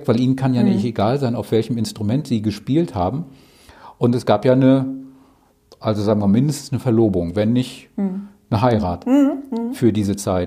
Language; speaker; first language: German; native; German